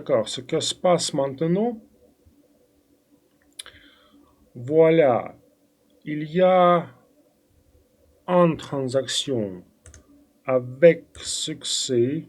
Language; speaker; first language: French; non-native, fluent; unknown